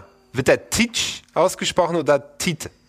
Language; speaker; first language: German; native; German